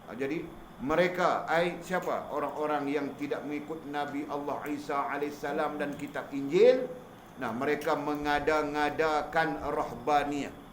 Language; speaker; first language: Malay; native; Malay